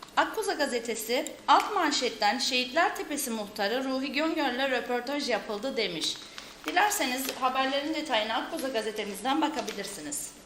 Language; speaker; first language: Turkish; native; Turkish